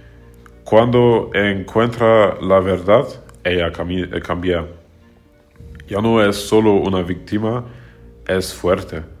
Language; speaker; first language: Spanish; non-native, learner; German